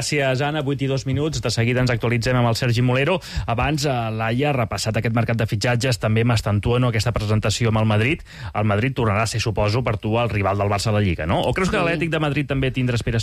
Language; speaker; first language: Catalan; native; Catalan